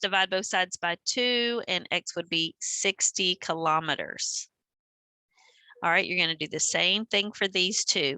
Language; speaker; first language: English; native; English